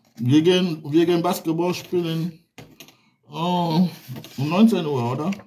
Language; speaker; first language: German; non-native, learner; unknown